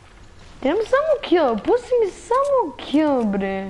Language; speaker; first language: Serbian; early bilingual, heritage; Serbian